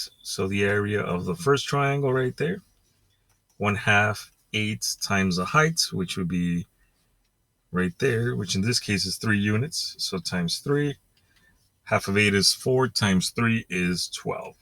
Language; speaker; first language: English; native; English